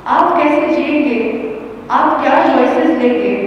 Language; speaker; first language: Hindi; non-native, local second language; Bangla